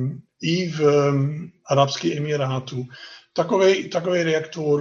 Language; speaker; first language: Czech; non-native, fluent; Dutch